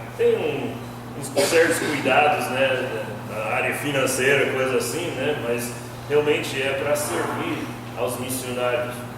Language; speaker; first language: Portuguese; non-native, fluent; English